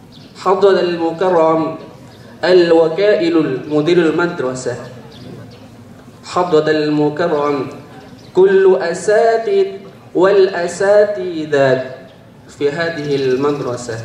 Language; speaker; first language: Arabic; non-native, learner; Indonesian